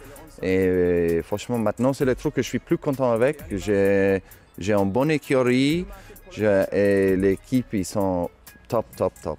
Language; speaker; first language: French; non-native, fluent; English